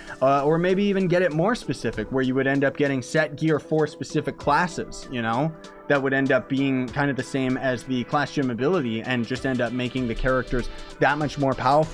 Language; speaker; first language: English; native; English